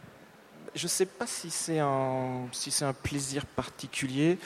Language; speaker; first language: French; native; French